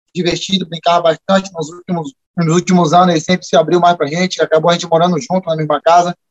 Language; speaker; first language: Portuguese; native; Portuguese